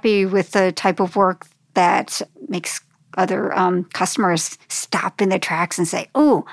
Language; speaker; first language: English; native; English